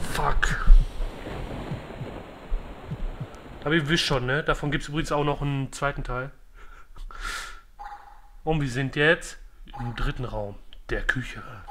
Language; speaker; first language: German; native; German